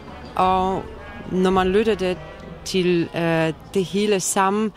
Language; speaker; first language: Danish; non-native, fluent; Polish